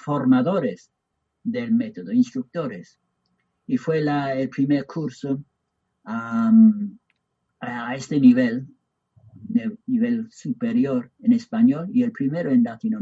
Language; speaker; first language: Spanish; non-native, fluent; English